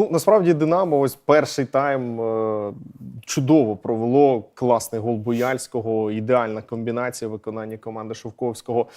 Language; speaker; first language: Ukrainian; native; Ukrainian